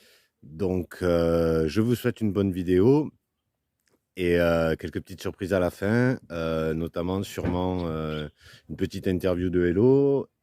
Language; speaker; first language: French; native; French